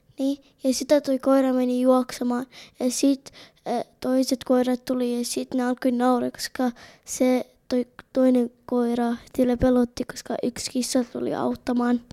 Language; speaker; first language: Finnish; early bilingual, other home language; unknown